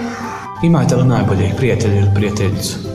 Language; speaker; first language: Croatian; native; Croatian